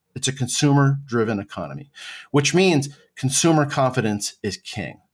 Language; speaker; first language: English; native; English